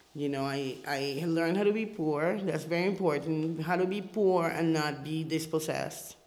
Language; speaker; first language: English; early bilingual, other home language; Spanish